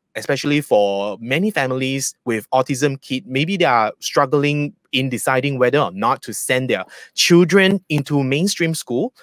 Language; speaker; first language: English; non-native, local second language; Chinese